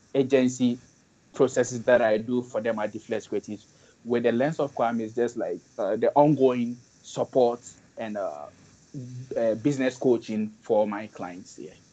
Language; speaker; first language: English; non-native, local second language; Akan